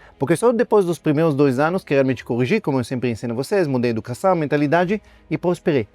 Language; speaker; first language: Portuguese; non-native, fluent; Hebrew